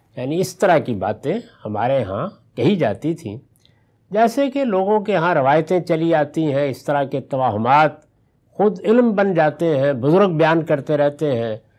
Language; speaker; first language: Urdu; non-native, local second language; Punjabi